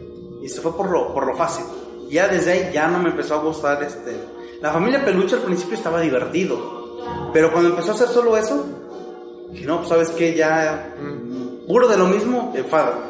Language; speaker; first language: Spanish; native; Spanish